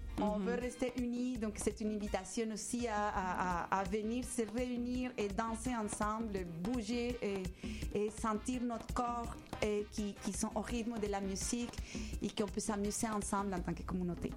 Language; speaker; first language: French; non-native, fluent; Spanish